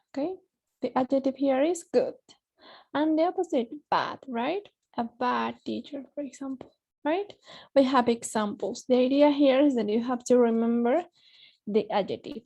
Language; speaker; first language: English; non-native, fluent; Spanish